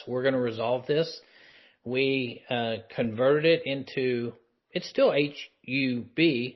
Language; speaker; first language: English; native; English